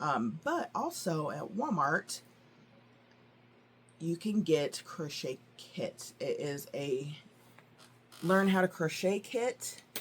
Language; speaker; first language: English; native; English